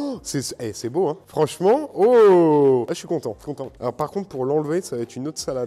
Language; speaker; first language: French; native; French